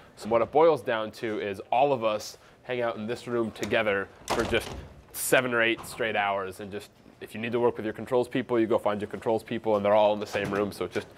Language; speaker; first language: English; native; English